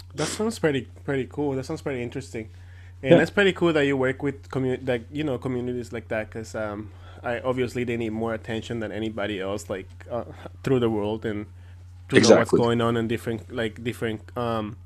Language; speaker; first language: English; non-native, fluent; Spanish